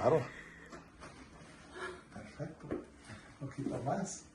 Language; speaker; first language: Spanish; non-native, learner; English